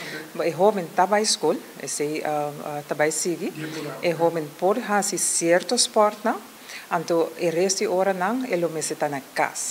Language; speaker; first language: Portuguese; non-native, learner; Papiamento